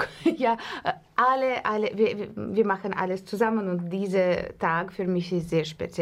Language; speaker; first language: German; non-native, fluent; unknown